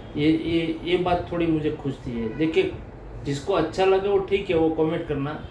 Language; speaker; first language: Hindi; non-native, local second language; Gujarati